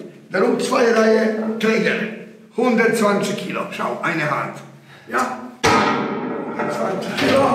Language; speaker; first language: German; non-native, learner; Polish